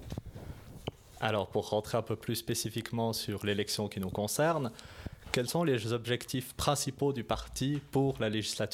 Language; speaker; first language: French; native; French